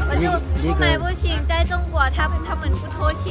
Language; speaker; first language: Chinese; non-native, learner; Lao